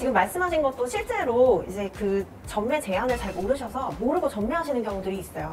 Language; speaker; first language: Korean; native; Korean